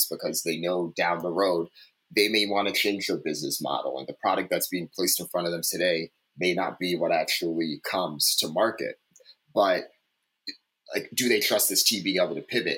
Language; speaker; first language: English; native; English